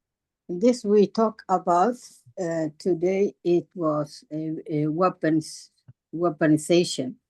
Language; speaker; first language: English; non-native, learner; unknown